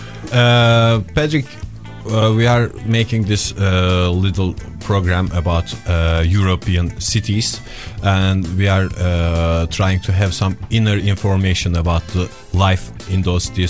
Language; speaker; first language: English; non-native, fluent; Turkish